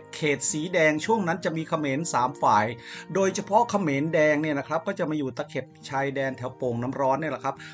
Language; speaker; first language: Thai; native; Thai